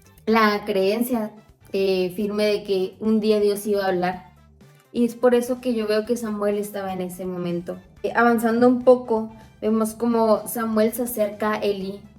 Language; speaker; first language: Spanish; native; Spanish